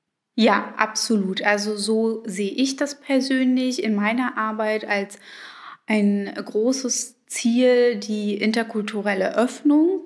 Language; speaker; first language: German; early bilingual, other home language; Arabic